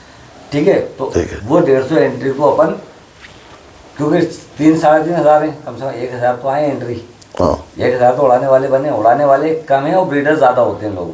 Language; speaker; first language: Hindi; native; Hindi